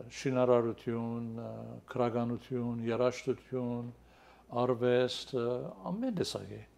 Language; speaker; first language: Armenian; early bilingual, heritage; Armenian